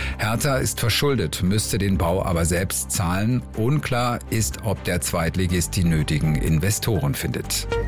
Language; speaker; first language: German; native; German